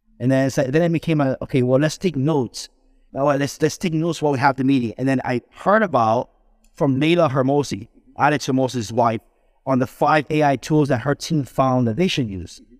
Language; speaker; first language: English; early bilingual, other home language; Spanish